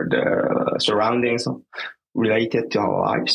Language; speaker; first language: English; non-native, local second language; Cantonese